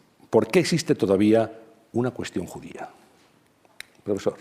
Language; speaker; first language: Spanish; native; Spanish